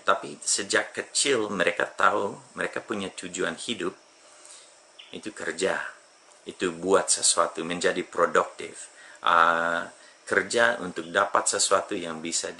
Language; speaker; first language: Indonesian; non-native, fluent; English